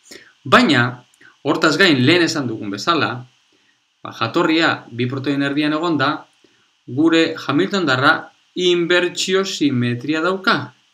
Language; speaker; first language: Basque; non-native, local second language; Spanish